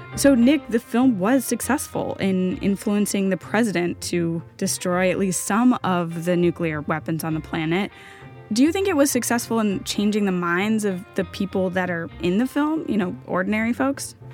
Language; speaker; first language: English; native; English